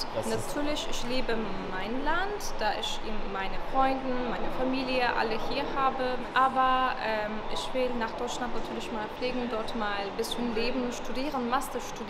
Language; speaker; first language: German; non-native, fluent; Turkish